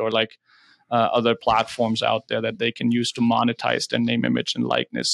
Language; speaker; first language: English; non-native, fluent; German